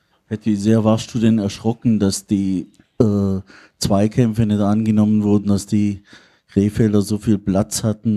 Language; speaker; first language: German; native; German